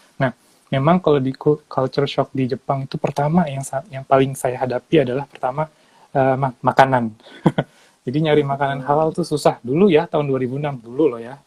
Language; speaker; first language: Indonesian; native; Indonesian